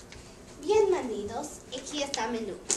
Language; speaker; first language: Spanish; non-native, learner; English